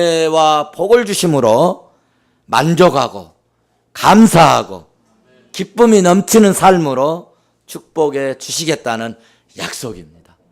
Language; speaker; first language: Korean; native; Korean